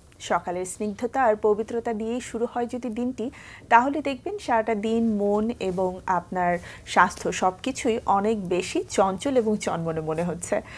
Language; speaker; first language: Bangla; native; Bangla